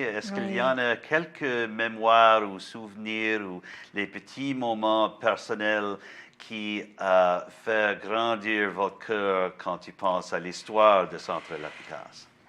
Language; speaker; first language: French; non-native, learner; English